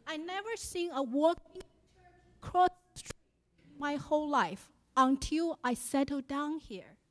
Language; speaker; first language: English; non-native, fluent; Chinese